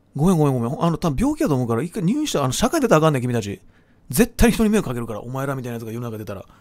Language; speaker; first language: Japanese; native; Japanese